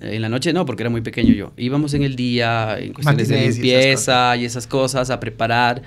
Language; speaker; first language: Spanish; native; Spanish